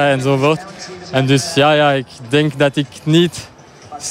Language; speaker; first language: Dutch; non-native, local second language; French